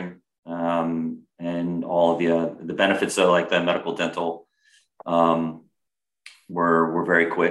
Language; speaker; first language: English; native; English